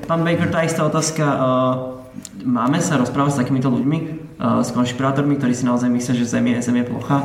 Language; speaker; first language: Slovak; native; Slovak